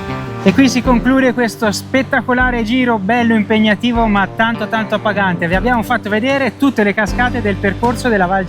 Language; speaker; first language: Italian; native; Italian